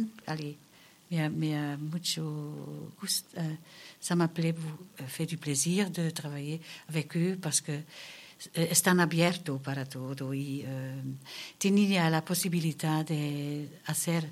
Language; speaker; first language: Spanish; non-native, learner; German